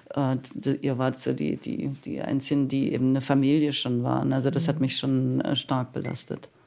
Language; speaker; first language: German; native; German